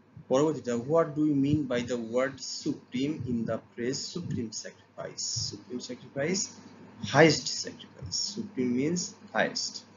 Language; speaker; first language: English; non-native, local second language; Bangla